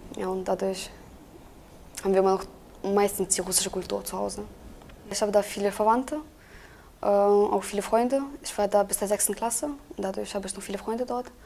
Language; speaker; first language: German; early bilingual, other home language; Russian